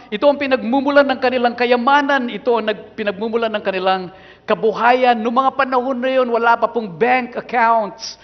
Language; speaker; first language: Filipino; non-native, local second language; Cebuano